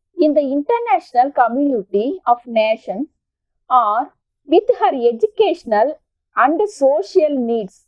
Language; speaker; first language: English; non-native, local second language; Tamil